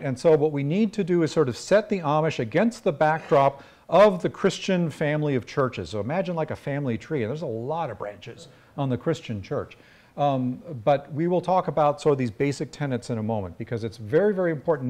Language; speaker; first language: English; native; English